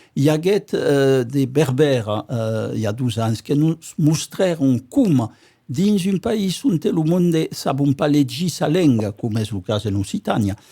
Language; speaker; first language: Occitan; native; Occitan